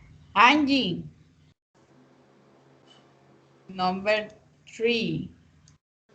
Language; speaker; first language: English; non-native, fluent; Spanish